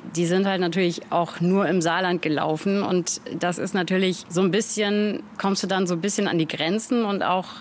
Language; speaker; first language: German; native; German